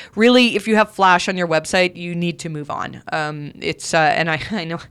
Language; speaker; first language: English; native; English